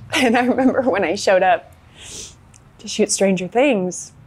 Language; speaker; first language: English; native; English